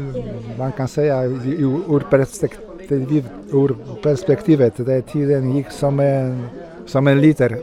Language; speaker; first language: Swedish; non-native, fluent; Polish